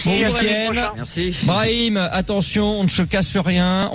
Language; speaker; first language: French; native; French